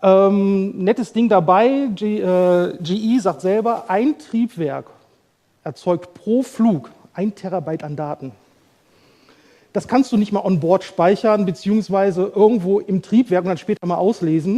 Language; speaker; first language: German; native; German